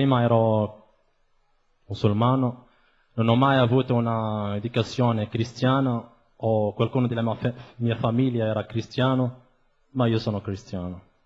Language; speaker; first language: Italian; non-native, fluent; Arabic